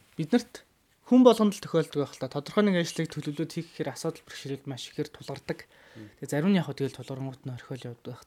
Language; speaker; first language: Mongolian; native; Mongolian